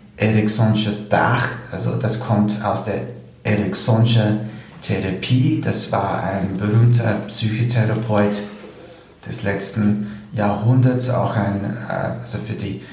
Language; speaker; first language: German; non-native, fluent; English